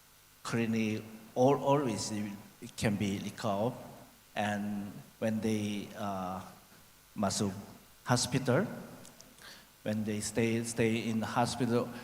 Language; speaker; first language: English; non-native, learner; Korean